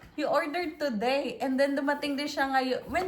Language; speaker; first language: Filipino; non-native, local second language; Hiligaynon